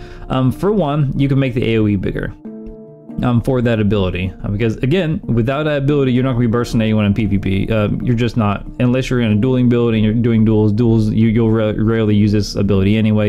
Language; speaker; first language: English; native; English